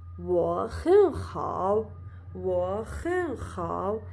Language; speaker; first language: Chinese; non-native, fluent; Arabic